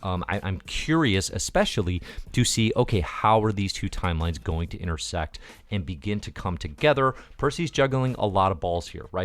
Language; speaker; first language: English; native; English